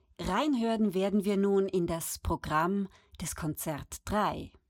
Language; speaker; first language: German; native; German